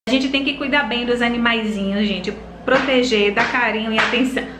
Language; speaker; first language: Portuguese; native; Portuguese